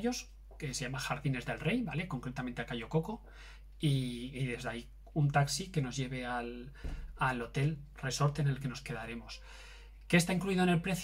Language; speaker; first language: Spanish; native; Spanish